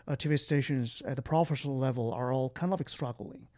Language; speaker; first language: English; non-native, fluent; Chinese